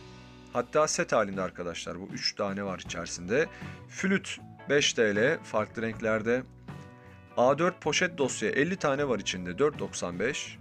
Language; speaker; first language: Turkish; native; Turkish